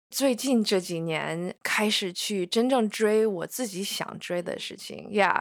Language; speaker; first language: Chinese; early bilingual, heritage; Chinese